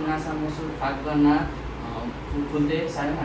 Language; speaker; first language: Korean; non-native, learner; Nepali